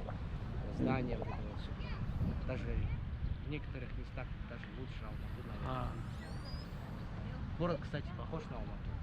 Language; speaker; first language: Russian; native; Russian